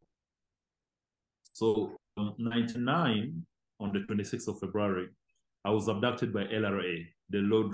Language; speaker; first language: English; non-native, local second language; Acoli